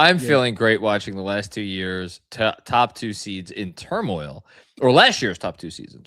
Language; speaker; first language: English; native; English